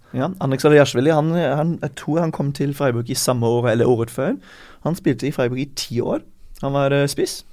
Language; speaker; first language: Norwegian; non-native, fluent; German